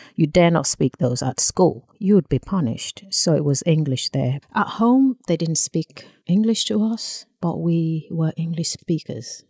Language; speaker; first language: English; non-native, local second language; Yoruba